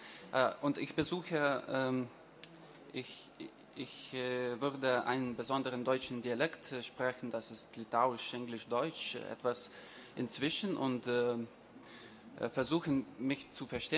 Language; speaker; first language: German; non-native, learner; Lithuanian